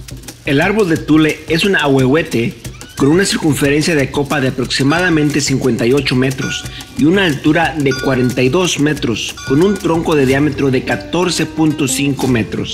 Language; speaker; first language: Spanish; native; Spanish